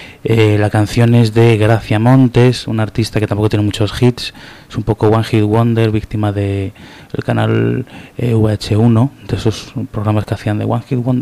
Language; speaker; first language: Spanish; native; Spanish